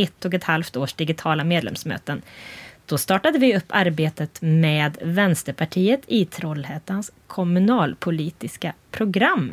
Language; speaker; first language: Swedish; native; Swedish